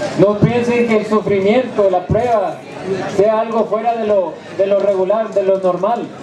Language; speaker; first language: Spanish; non-native, fluent; English